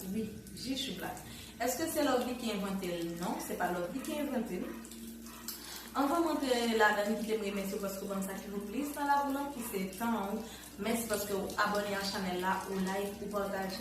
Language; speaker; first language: French; non-native, learner; Haitian Creole